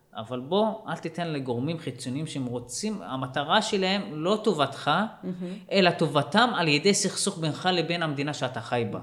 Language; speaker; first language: Hebrew; non-native, local second language; Arabic